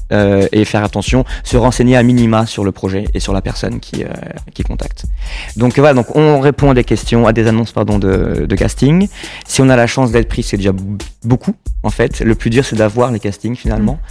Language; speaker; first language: French; native; French